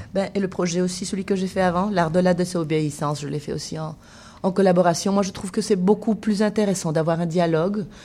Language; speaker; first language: French; non-native, fluent; Spanish